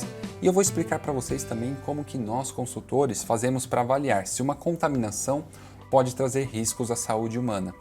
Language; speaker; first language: Portuguese; native; Portuguese